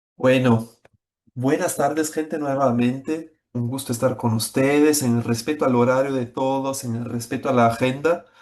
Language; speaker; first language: Spanish; non-native, fluent; Portuguese